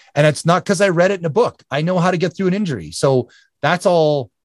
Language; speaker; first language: English; native; English